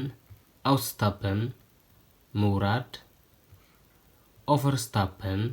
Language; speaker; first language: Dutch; non-native, fluent; Tigrinya